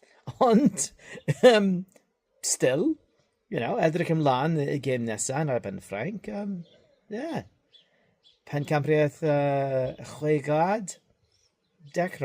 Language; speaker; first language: Welsh; non-native, learner; English